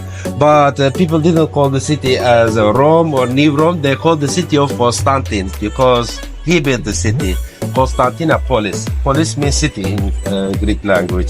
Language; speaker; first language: English; non-native, fluent; Turkish